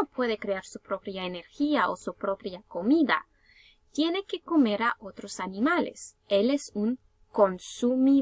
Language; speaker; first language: Spanish; early bilingual, heritage; Spanish